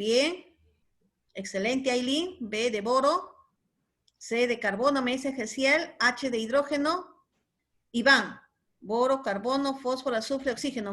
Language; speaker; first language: Spanish; native; Spanish